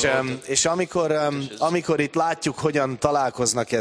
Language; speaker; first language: Hungarian; native; Hungarian